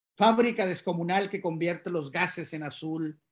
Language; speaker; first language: Spanish; native; Spanish